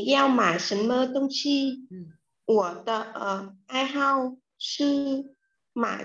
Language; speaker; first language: Chinese; non-native, learner; Vietnamese